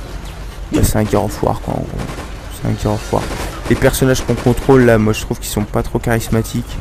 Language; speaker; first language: French; native; French